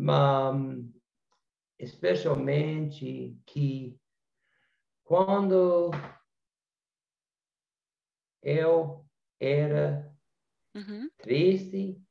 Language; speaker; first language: Portuguese; non-native, learner; English